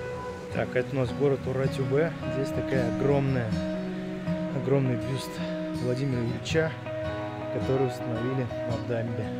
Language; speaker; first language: Russian; native; Russian